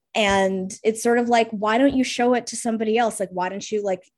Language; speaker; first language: English; early bilingual, heritage; Russian